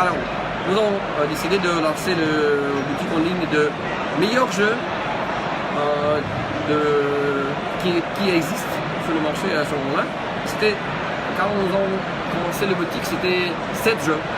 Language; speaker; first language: French; non-native, learner; Russian